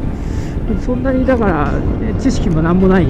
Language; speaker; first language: Japanese; native; Japanese